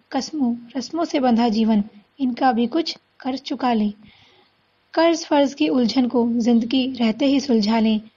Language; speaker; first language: Hindi; native; Hindi